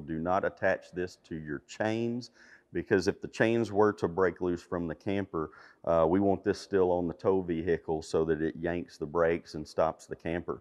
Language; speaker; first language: English; native; English